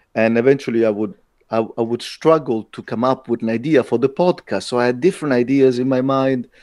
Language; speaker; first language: English; non-native, fluent; Italian